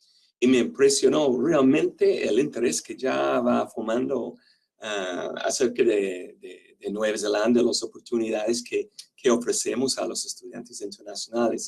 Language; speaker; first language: Spanish; non-native, fluent; English